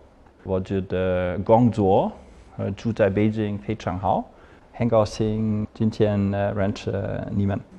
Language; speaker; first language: Chinese; non-native, learner; German